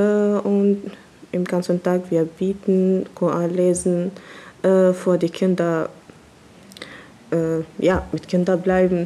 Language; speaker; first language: German; non-native, learner; Arabic